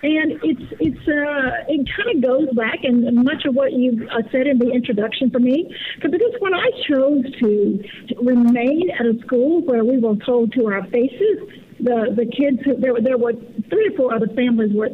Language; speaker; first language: English; native; English